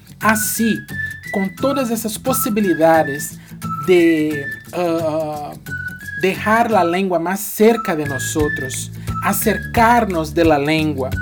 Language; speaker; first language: Spanish; non-native, fluent; Portuguese